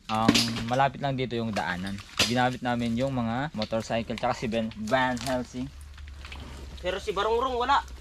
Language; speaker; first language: Filipino; native; Filipino